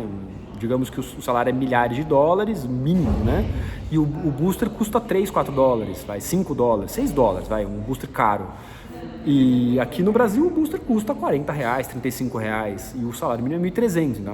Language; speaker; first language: Portuguese; native; Portuguese